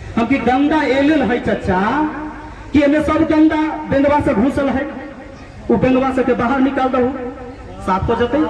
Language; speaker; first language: Hindi; native; Hindi